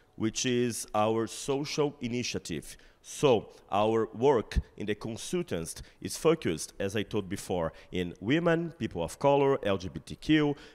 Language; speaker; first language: English; non-native, fluent; Portuguese